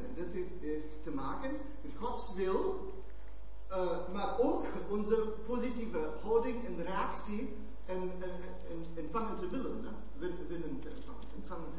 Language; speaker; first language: Dutch; non-native, fluent; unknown